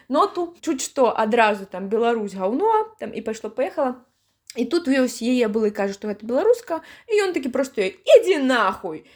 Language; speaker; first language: Belarusian; native; Belarusian